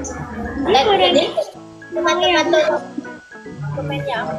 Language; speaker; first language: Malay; non-native, learner; Vietnamese